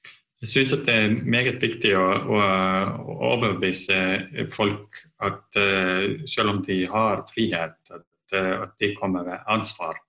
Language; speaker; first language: Norwegian; non-native, fluent; Estonian